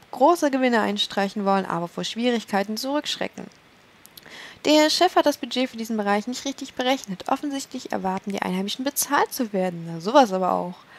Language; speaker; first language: German; native; German